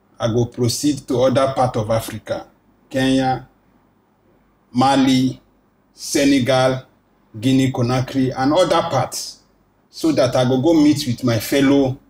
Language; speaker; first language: Nigerian Pidgin; non-native, local second language; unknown